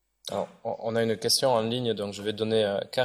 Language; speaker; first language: French; native; French